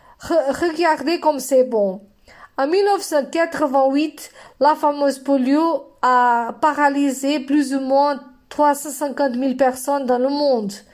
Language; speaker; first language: French; non-native, fluent; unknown